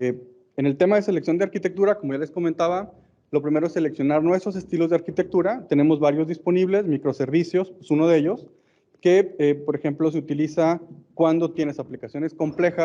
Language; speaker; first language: Spanish; native; Spanish